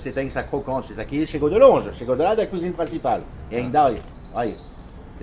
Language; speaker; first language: Portuguese; non-native, fluent; French